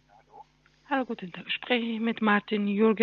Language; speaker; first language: German; non-native, learner; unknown